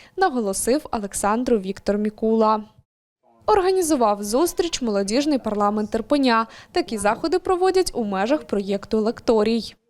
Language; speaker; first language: Ukrainian; native; Ukrainian